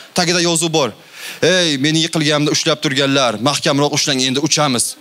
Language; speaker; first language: Uzbek; native; Uzbek